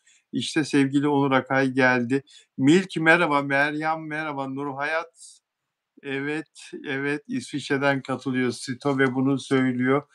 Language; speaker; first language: Turkish; native; Turkish